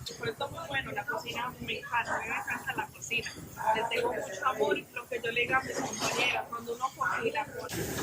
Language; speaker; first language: Spanish; native; Spanish